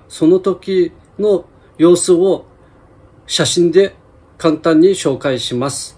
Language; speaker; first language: Japanese; non-native, fluent; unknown